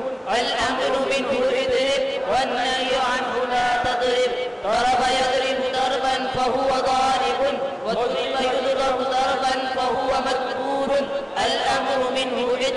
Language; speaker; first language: Arabic; non-native, learner; Urdu